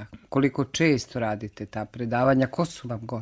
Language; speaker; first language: Croatian; native; Croatian